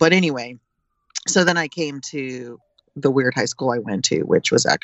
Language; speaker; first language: English; native; English